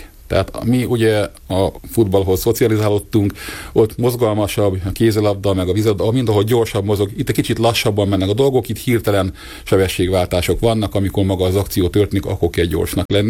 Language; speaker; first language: Hungarian; native; Hungarian